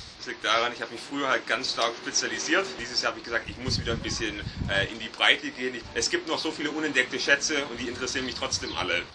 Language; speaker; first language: German; native; German